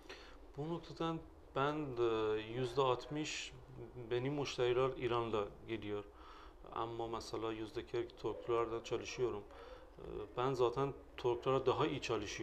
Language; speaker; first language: Turkish; non-native, learner; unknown